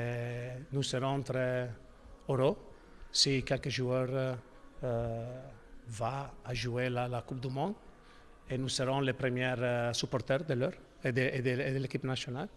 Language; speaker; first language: French; non-native, learner; Italian